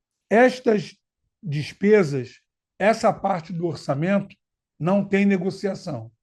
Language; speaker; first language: Portuguese; native; Portuguese